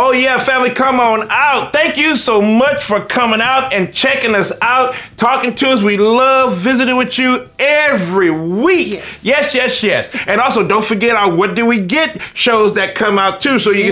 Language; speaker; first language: English; native; English